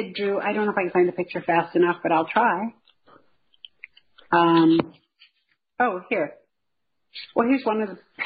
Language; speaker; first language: English; native; English